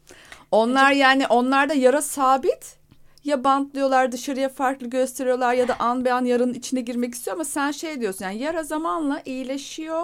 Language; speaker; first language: Turkish; native; Turkish